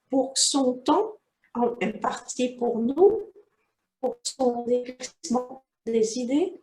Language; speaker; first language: French; native; French